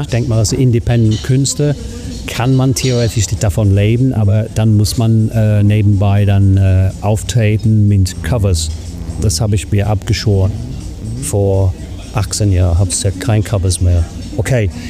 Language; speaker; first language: German; non-native, fluent; English